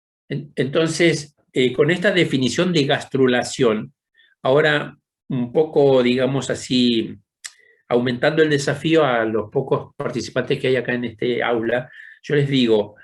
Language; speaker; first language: Spanish; native; Spanish